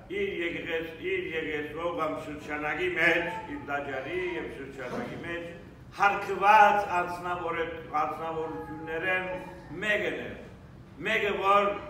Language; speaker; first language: Armenian; early bilingual, heritage; Armenian